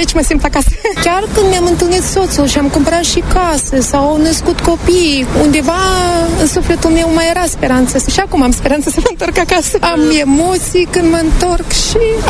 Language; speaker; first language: Romanian; native; Romanian